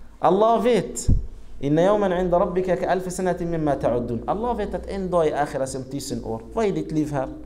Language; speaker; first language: Swedish; non-native, fluent; Arabic